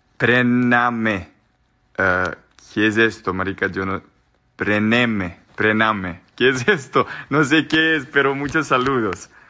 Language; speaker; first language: Spanish; non-native, learner; Serbian